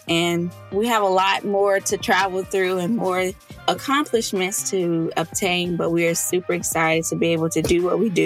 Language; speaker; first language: English; native; English